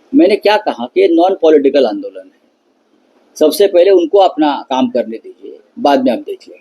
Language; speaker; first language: Hindi; non-native, local second language; Marathi